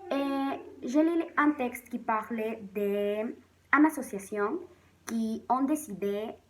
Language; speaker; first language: French; non-native, learner; Spanish